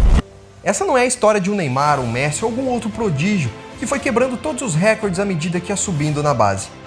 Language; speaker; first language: Portuguese; native; Portuguese